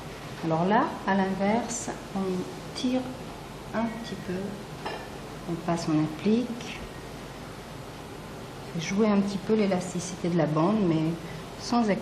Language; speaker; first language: French; native; French